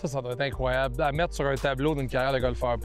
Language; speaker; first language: French; native; French